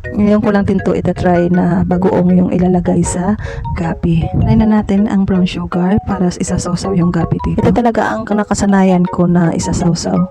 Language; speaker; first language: Filipino; non-native, local second language; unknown